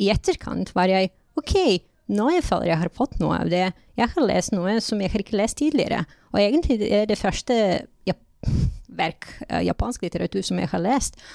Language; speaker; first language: Norwegian; non-native, fluent; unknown